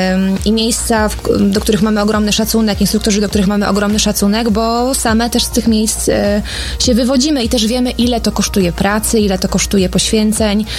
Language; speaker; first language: Polish; native; Polish